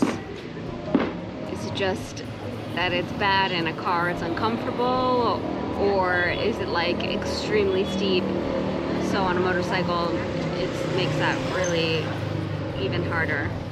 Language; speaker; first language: English; native; English